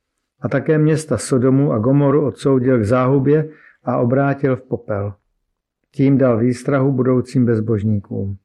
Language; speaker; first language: Czech; native; Czech